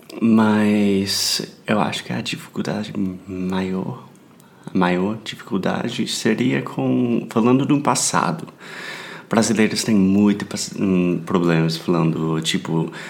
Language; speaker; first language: Portuguese; non-native, fluent; English